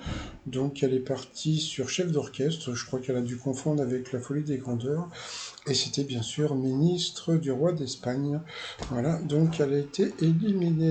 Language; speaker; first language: French; native; French